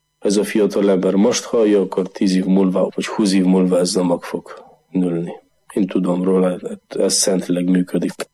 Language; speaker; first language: Hungarian; non-native, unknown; Polish